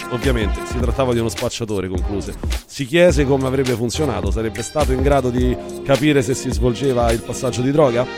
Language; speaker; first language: Italian; native; Italian